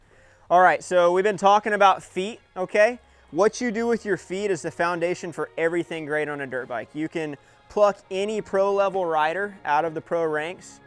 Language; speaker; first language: English; native; English